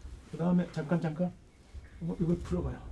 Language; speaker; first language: Korean; native; Korean